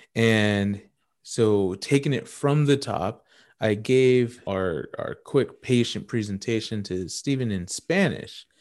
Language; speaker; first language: English; native; English